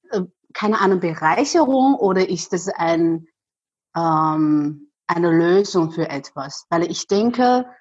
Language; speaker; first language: German; non-native, fluent; Chinese